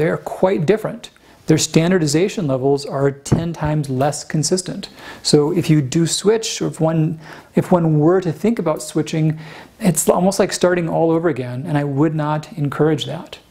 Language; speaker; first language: English; native; English